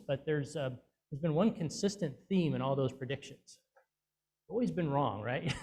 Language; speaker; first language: English; native; English